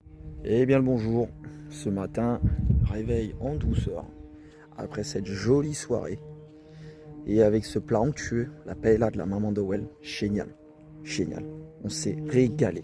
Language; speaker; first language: French; native; French